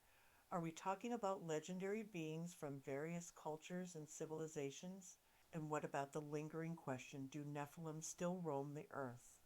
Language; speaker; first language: English; native; English